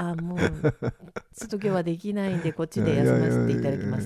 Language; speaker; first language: Japanese; native; Japanese